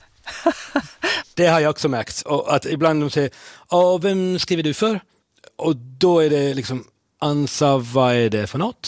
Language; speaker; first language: Swedish; non-native, fluent; Italian